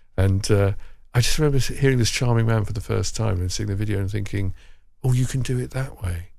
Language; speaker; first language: English; native; English